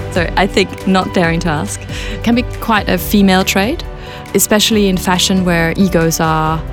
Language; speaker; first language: English; non-native, fluent; Danish